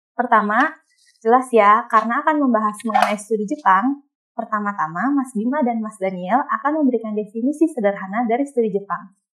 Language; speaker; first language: Indonesian; native; Indonesian